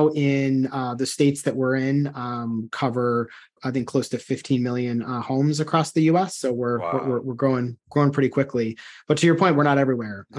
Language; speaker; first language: English; native; English